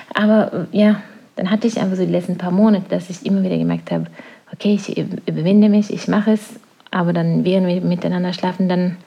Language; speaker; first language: German; non-native, fluent; Norwegian